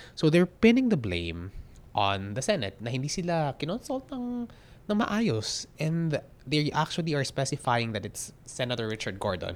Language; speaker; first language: English; non-native, local second language; Filipino